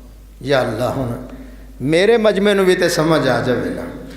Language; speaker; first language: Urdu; non-native, local second language; Punjabi